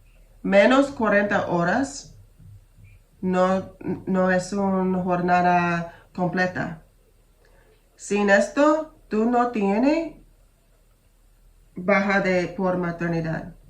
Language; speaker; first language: Spanish; non-native, learner; English